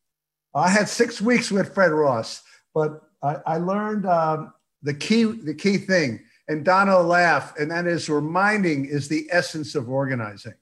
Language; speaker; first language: English; early bilingual, other home language; Yiddish